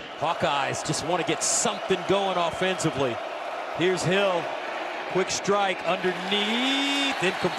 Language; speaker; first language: English; native; English